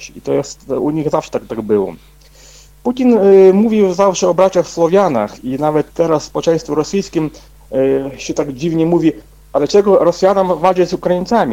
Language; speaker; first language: Polish; non-native, fluent; Ukrainian